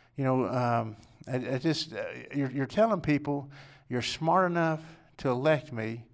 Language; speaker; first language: English; native; English